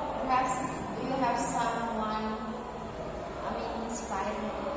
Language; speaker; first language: English; non-native, learner; Indonesian